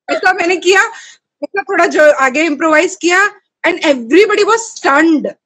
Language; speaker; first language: Hindi; native; Hindi